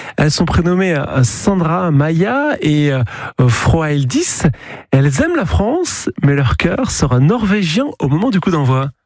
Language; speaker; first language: French; native; French